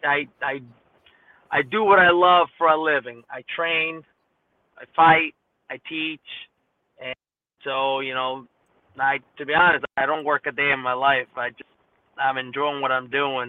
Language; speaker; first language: English; native; English